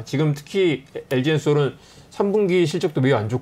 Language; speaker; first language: Korean; native; Korean